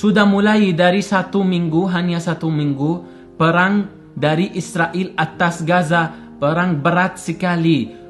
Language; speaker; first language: Indonesian; non-native, learner; Arabic